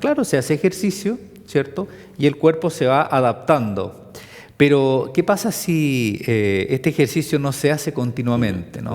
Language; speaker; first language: Spanish; native; Spanish